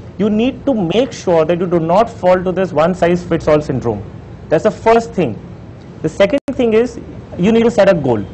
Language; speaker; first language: English; non-native, local second language; Hindi